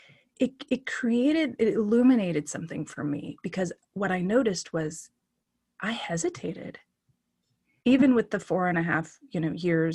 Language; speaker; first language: English; native; English